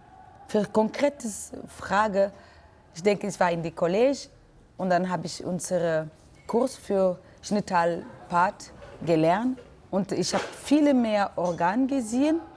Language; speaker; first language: German; non-native, learner; French